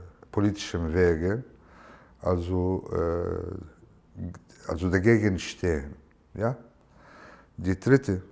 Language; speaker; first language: German; non-native, learner; Arabic